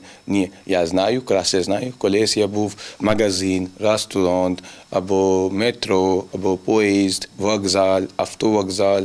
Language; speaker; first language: Ukrainian; non-native, learner; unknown